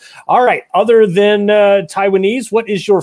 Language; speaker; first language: English; native; English